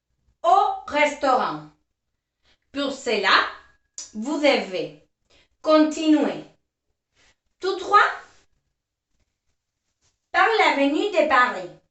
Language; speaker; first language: French; non-native, fluent; Spanish